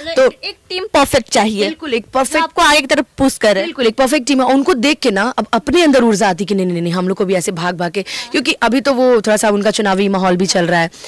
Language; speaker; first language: Hindi; native; Hindi